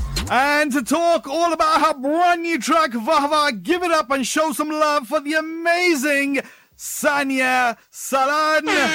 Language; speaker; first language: English; early bilingual, other home language; Hindi